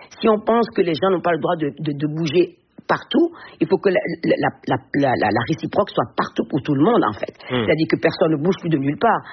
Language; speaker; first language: French; non-native, local second language; Fon